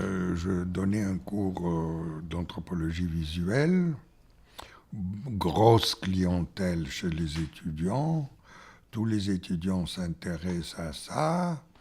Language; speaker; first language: French; non-native, fluent; Bulgarian